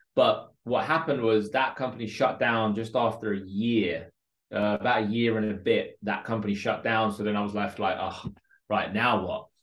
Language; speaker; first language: English; early bilingual, other home language; Russian